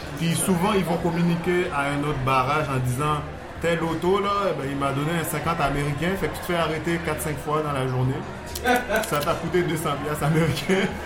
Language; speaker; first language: French; native; French